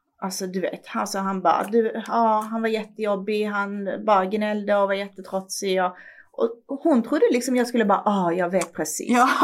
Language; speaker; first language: Swedish; early bilingual, other home language; Persian